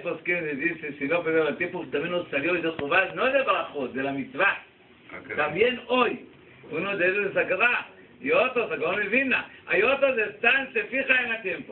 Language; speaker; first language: Spanish; non-native, learner; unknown